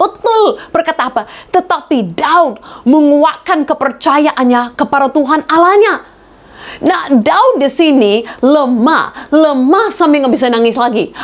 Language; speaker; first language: Indonesian; non-native, fluent; English